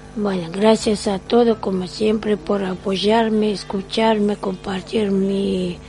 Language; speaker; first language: Spanish; non-native, learner; Russian